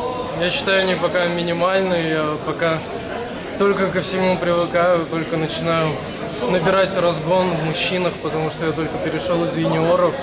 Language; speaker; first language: Russian; native; Russian